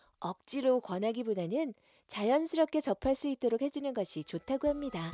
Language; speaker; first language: Korean; native; Korean